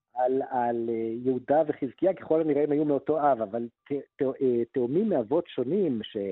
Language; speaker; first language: Hebrew; native; Hebrew